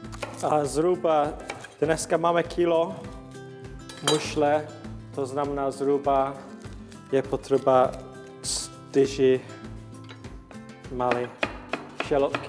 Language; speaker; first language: Czech; non-native, learner; English